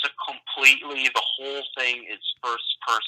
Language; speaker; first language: English; native; English